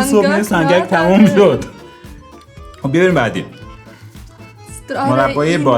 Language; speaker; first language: Persian; native; Persian